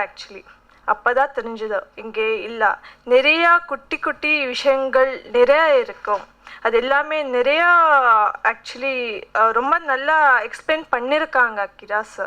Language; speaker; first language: Tamil; non-native, learner; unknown